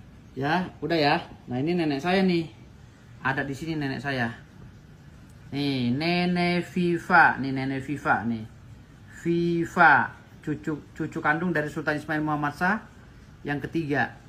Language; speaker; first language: Indonesian; native; Indonesian